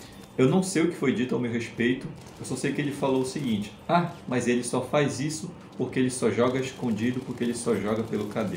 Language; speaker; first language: Portuguese; native; Portuguese